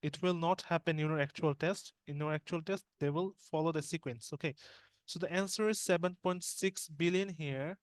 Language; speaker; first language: English; non-native, fluent; Bangla